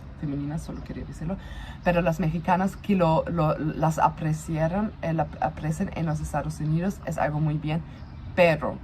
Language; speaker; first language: Spanish; non-native, fluent; German